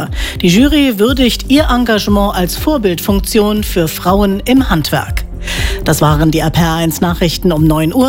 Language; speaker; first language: German; native; German